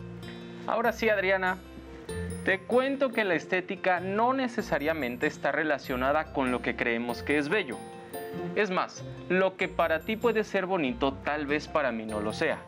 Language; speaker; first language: Spanish; native; Spanish